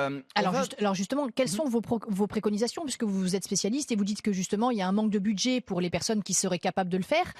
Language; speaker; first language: French; native; French